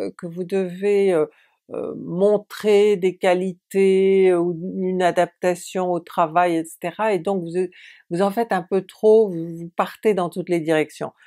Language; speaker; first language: French; native; French